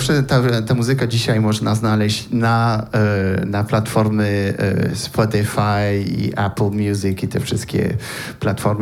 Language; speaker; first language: Polish; early bilingual, heritage; Polish